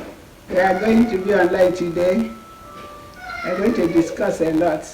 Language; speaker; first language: English; non-native, local second language; Igbo